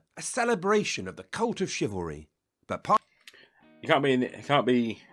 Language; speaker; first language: English; native; English